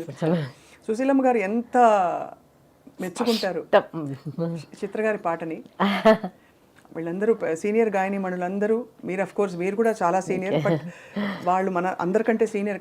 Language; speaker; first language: Telugu; native; Telugu